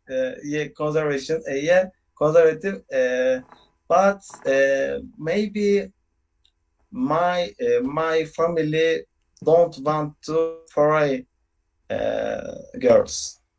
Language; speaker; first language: English; non-native, learner; Turkish